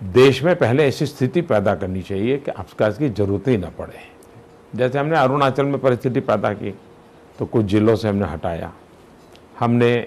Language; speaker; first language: Hindi; non-native, local second language; Gujarati